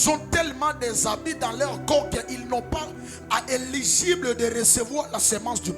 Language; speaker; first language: French; non-native, local second language; Lingala